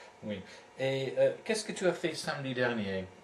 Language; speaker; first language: French; non-native, fluent; English